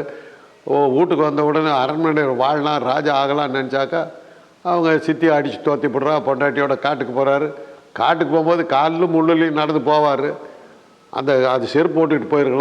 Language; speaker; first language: Tamil; native; Tamil